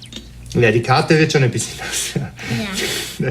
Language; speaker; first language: German; native; German